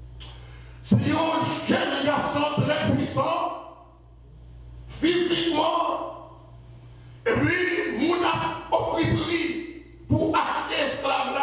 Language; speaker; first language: French; non-native, local second language; Haitian Creole